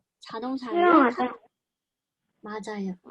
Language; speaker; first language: Korean; non-native, fluent; Chinese